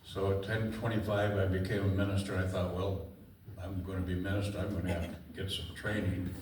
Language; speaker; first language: English; native; English